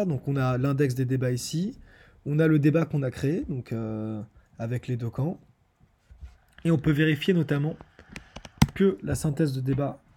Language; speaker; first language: French; native; French